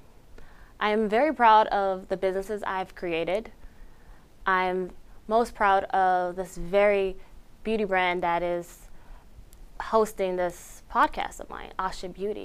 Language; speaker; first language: English; early bilingual, other home language; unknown